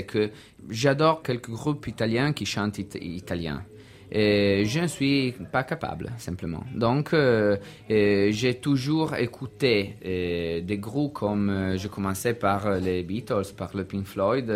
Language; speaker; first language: French; non-native, learner; Italian